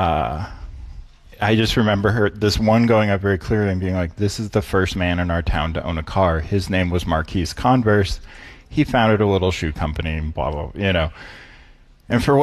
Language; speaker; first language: English; native; English